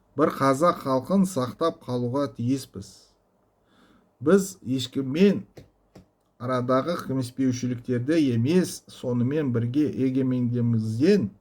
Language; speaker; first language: Kazakh; non-native, local second language; Russian